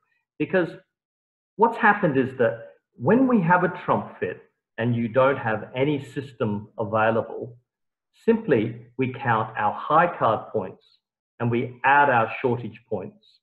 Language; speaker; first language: English; native; English